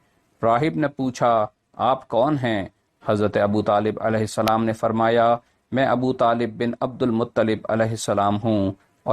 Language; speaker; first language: Urdu; native; Urdu